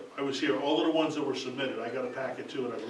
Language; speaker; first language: English; native; English